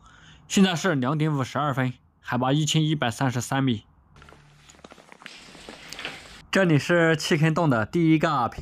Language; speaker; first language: Chinese; native; Chinese